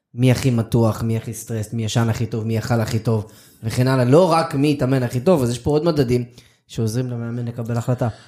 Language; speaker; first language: Hebrew; native; Hebrew